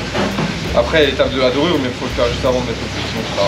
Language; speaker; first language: French; native; French